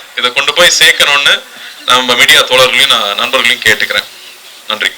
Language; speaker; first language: Tamil; native; Tamil